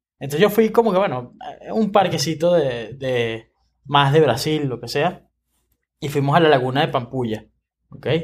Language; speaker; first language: Spanish; native; Spanish